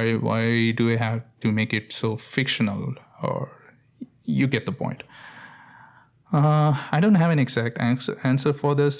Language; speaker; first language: English; non-native, local second language; Tamil